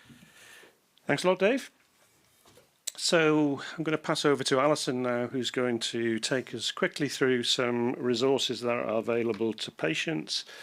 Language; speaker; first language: English; native; English